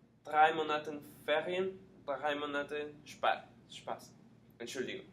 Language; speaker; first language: German; non-native, learner; Spanish